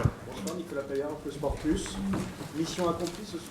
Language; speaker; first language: French; native; French